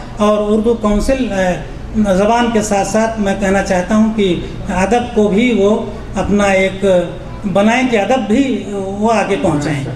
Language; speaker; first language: Urdu; native; Urdu